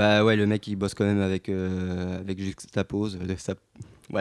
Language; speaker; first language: French; native; French